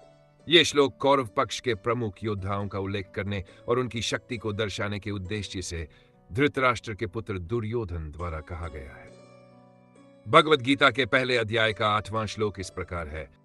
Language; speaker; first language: Hindi; native; Hindi